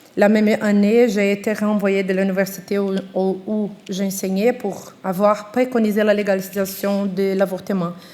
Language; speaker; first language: French; non-native, fluent; Portuguese